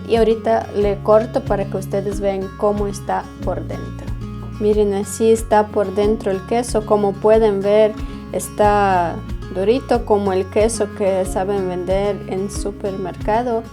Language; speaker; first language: Spanish; non-native, fluent; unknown